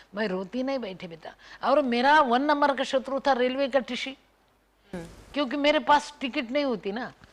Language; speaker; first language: Hindi; non-native, local second language; Marathi